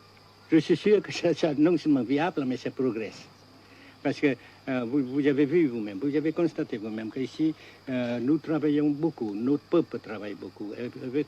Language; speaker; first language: French; non-native, local second language; Vietnamese